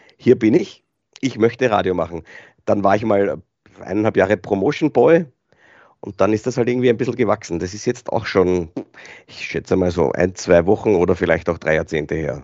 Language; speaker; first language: German; native; German